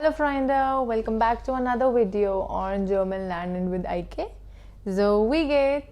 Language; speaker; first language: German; non-native, fluent; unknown